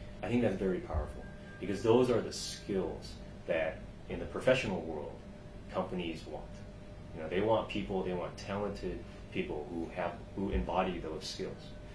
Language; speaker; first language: English; early bilingual, other home language; Chinese